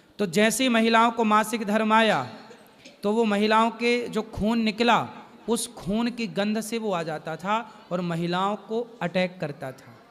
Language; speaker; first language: Hindi; native; Hindi